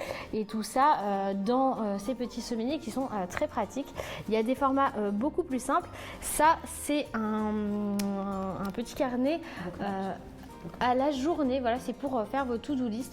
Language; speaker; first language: French; native; French